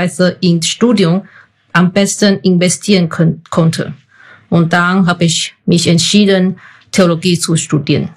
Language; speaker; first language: German; non-native, fluent; Chinese